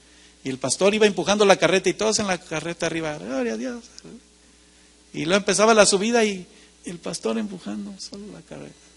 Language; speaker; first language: Spanish; native; Spanish